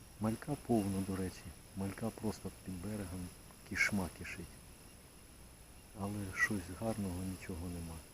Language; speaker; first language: Ukrainian; native; Ukrainian